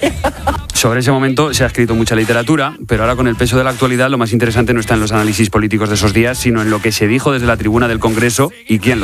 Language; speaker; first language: Spanish; native; Spanish